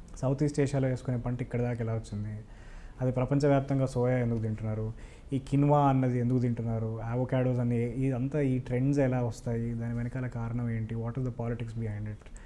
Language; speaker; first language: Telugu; native; Telugu